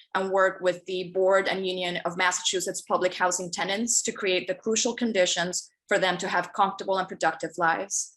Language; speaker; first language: English; early bilingual, other home language; Spanish